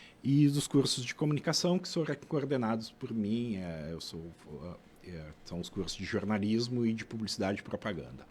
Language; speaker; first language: Portuguese; native; Portuguese